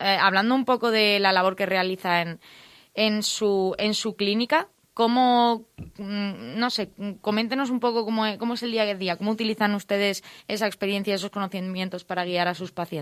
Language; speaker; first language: Spanish; native; Spanish